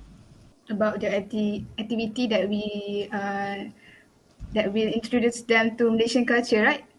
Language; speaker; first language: English; non-native, local second language; Malay